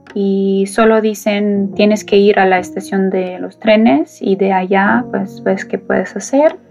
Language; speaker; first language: Spanish; non-native, fluent; Ukrainian